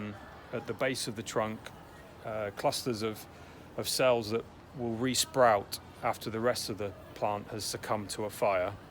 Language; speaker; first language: English; native; English